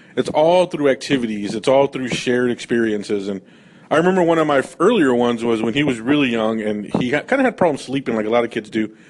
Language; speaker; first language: English; native; English